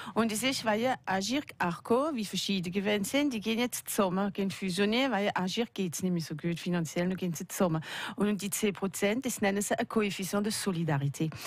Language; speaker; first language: German; non-native, local second language; French